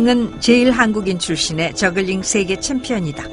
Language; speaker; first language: Korean; native; Korean